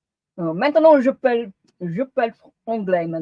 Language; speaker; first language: French; non-native, learner; English